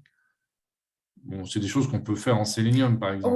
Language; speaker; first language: French; native; French